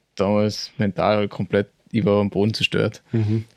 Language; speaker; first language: German; native; German